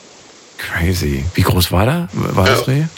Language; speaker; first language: German; native; German